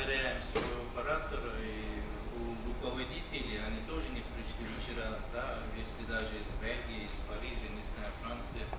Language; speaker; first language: Russian; non-native, fluent; Turkish